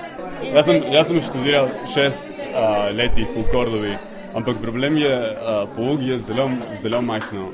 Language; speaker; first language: Slovenian; non-native, learner; Spanish